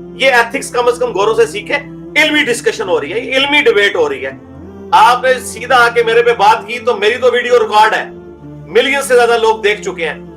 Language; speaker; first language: Urdu; non-native, local second language; Punjabi